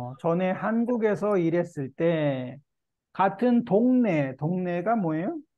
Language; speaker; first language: Korean; native; Korean